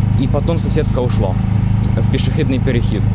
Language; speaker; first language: Ukrainian; non-native, local second language; Russian